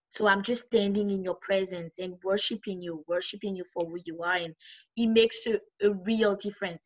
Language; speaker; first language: English; non-native, fluent; French